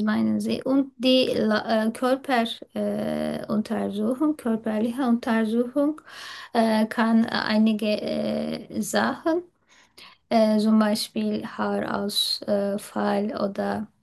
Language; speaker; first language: German; non-native, learner; Turkish